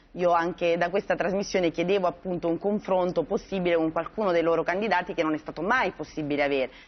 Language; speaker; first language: Italian; native; Italian